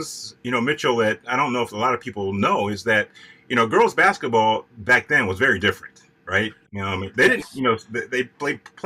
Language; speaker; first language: English; native; English